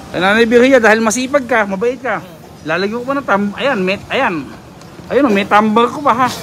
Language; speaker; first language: Filipino; native; Filipino